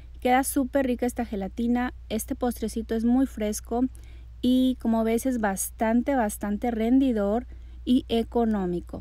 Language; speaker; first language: Spanish; native; Spanish